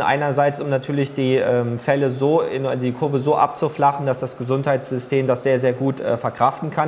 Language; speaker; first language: German; native; German